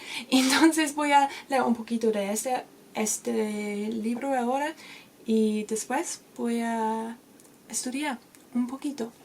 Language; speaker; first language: Spanish; non-native, learner; English